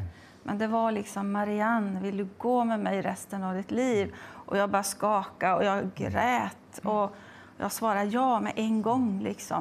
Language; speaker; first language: Swedish; native; Swedish